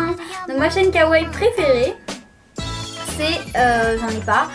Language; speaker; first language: French; native; French